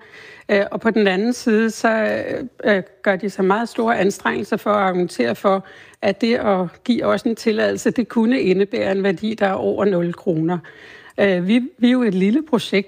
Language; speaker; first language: Danish; native; Danish